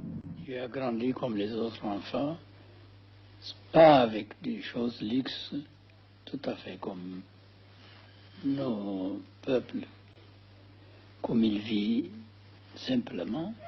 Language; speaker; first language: French; non-native, fluent; Amharic